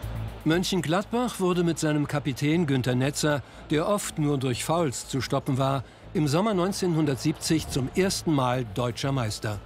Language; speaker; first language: German; native; German